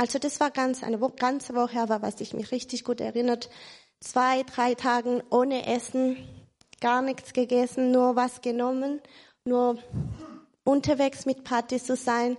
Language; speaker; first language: German; non-native, fluent; Spanish